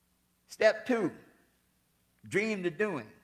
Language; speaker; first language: English; native; English